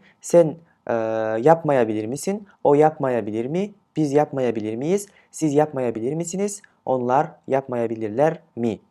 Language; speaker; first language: Turkish; non-native, fluent; Kyrgyz